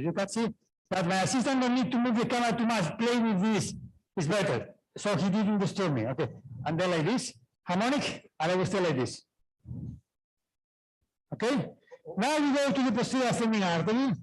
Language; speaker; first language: English; non-native, fluent; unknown